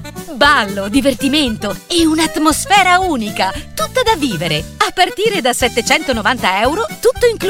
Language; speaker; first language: Italian; native; Italian